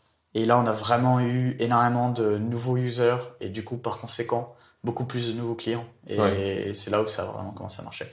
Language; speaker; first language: French; native; French